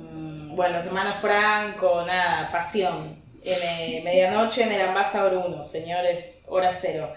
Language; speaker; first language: Spanish; native; Spanish